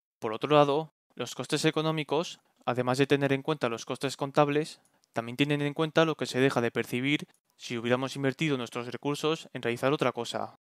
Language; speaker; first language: Spanish; native; Spanish